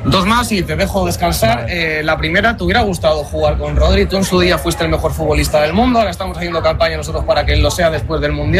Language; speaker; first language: Spanish; native; Spanish